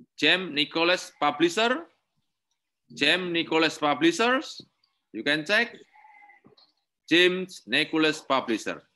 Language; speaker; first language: English; non-native, learner; Indonesian